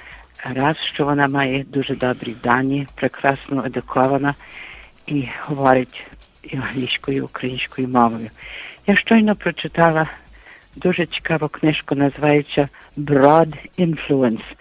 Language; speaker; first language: Ukrainian; early bilingual, heritage; Ukrainian